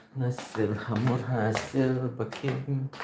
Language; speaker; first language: Turkish; non-native, learner; Filipino